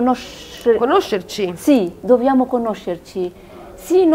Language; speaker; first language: Italian; non-native, learner; Arabic